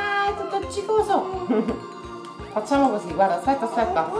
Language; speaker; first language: Italian; native; Italian